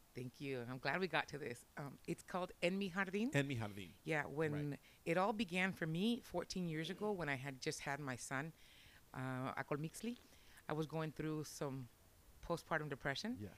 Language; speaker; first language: English; early bilingual, other home language; Spanish